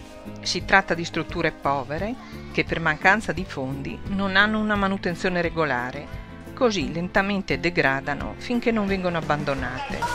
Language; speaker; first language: Italian; native; Italian